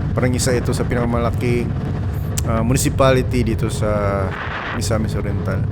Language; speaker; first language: Filipino; non-native, local second language; Cebuano